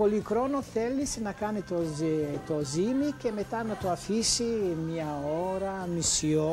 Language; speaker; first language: Greek; non-native, learner; Italian